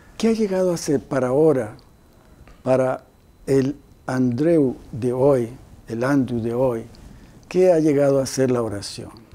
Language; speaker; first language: Spanish; native; Spanish